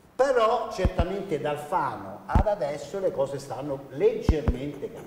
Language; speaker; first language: Italian; native; Italian